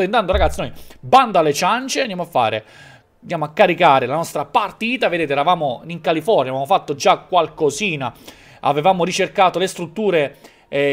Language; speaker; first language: Italian; native; Italian